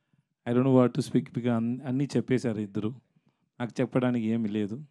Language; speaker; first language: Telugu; non-native, learner; Tamil